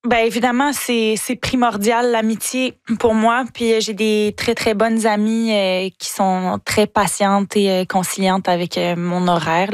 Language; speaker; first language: French; native; French